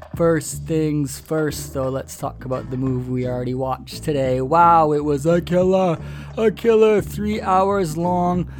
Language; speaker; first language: English; native; English